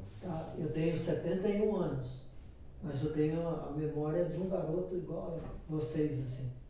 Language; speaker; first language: Portuguese; native; Portuguese